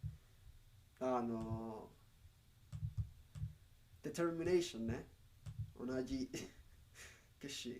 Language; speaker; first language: Japanese; non-native, learner; Spanish